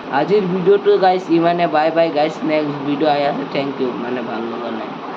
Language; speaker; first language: Assamese; native; Assamese